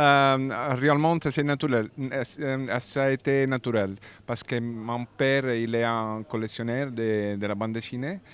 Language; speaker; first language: French; non-native, learner; Italian